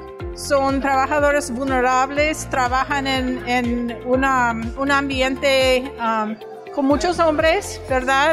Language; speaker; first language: Spanish; non-native, fluent; English